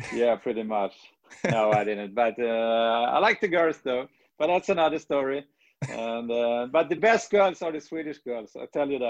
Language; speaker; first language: English; non-native, fluent; Swedish